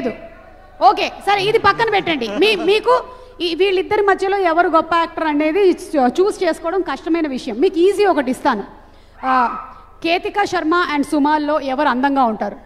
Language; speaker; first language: Telugu; native; Telugu